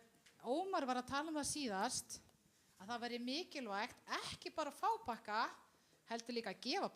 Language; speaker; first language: Icelandic; non-native, learner; Spanish